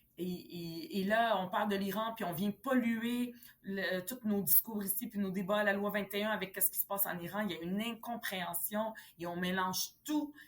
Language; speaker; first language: French; early bilingual, other home language; Arabic